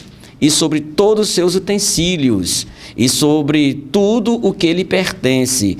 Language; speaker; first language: Portuguese; native; Portuguese